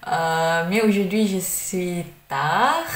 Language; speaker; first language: French; non-native, learner; Malay